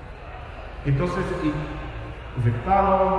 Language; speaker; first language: Spanish; non-native, fluent; Portuguese